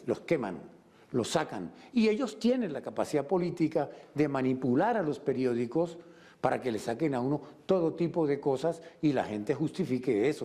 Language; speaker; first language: Spanish; native; Spanish